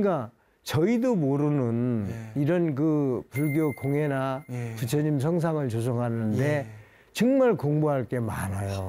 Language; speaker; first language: Korean; native; Korean